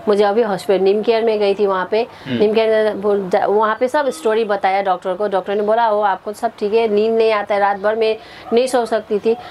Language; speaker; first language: Hindi; non-native, local second language; Nepali